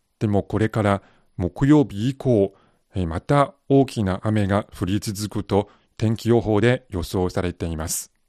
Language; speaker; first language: Japanese; non-native, fluent; Chinese